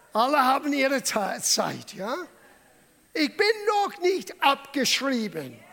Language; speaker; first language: German; non-native, fluent; English